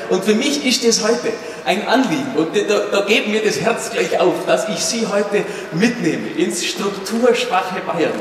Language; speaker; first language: German; native; German